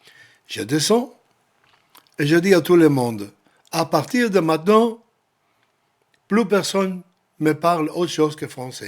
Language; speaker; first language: French; non-native, learner; Spanish